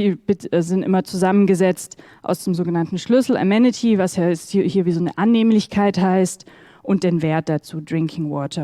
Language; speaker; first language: German; native; German